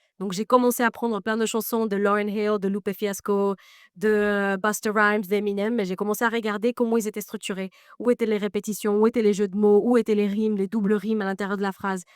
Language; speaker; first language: French; non-native, fluent; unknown